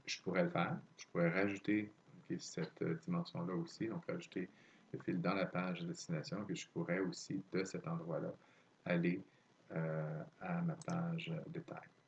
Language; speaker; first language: French; native; French